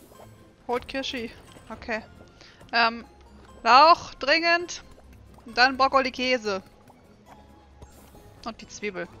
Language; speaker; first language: German; native; German